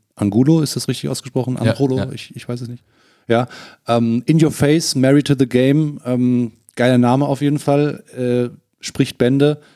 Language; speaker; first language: German; native; German